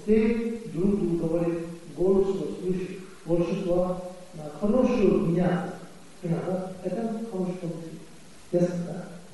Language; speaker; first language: Russian; non-native, learner; Tibetan